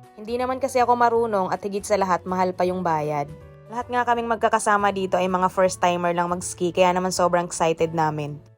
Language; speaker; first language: Filipino; native; Filipino